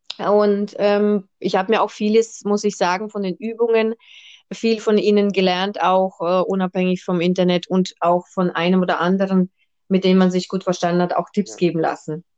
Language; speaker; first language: German; early bilingual, other home language; Russian